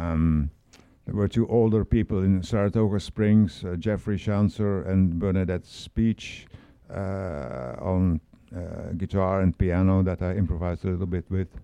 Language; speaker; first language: English; non-native, fluent; Dutch